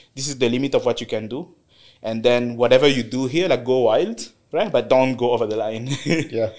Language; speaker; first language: English; non-native, fluent; French